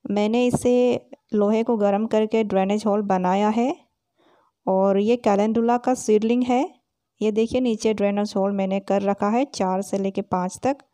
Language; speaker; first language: Hindi; native; Hindi